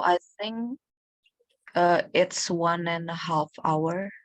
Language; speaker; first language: English; non-native, learner; Indonesian